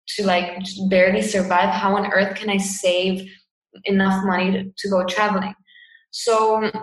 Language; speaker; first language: English; non-native, fluent; Greek